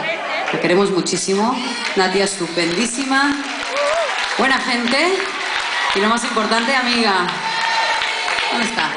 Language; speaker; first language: Spanish; native; Spanish